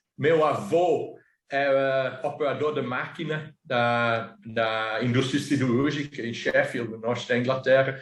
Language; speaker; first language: Portuguese; non-native, fluent; English